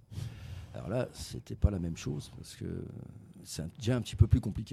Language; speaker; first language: French; native; French